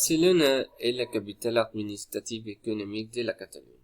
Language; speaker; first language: French; non-native, learner; Spanish